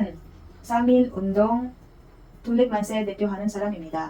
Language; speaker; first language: Korean; non-native, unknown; Filipino